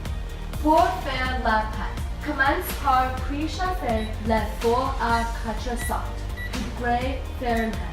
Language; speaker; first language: French; non-native, learner; English